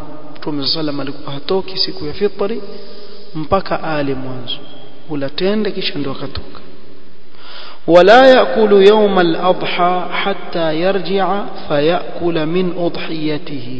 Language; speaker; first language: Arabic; non-native, fluent; Swahili